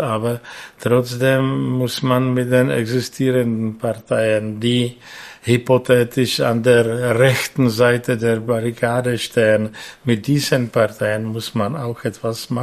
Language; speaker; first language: German; non-native, fluent; Czech